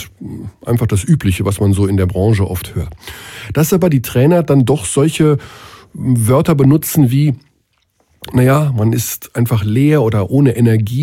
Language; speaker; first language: German; native; German